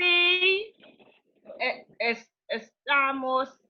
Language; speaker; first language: Spanish; non-native, learner; English